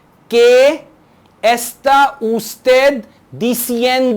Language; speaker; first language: Spanish; non-native, learner; Urdu